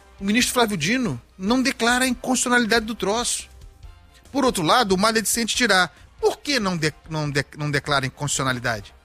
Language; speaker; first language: Portuguese; native; Portuguese